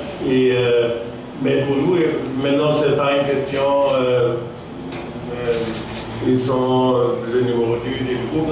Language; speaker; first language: French; non-native, fluent; German